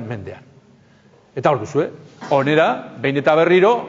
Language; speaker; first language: Basque; native; Basque